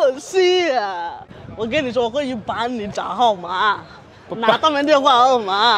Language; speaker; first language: Chinese; non-native, fluent; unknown